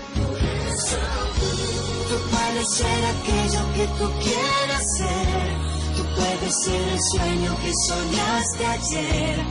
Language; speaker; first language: Spanish; native; Spanish